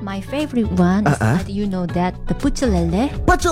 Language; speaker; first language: English; non-native, learner; Korean